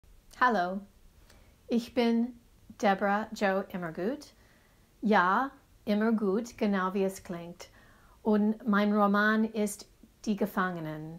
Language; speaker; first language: German; non-native, learner; English